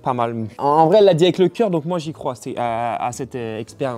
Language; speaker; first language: French; native; French